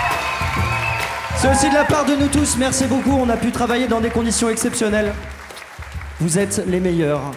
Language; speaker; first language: French; native; French